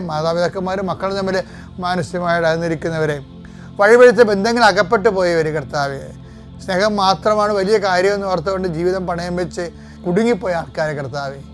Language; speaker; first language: Malayalam; native; Malayalam